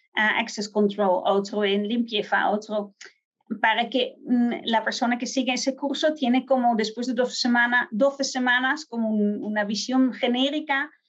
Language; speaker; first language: Spanish; non-native, fluent; Dutch